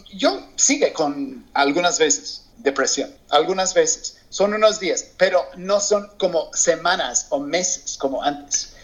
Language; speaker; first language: Spanish; non-native, learner; English